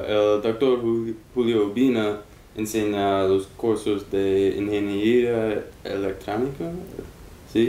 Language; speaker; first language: Spanish; non-native, learner; English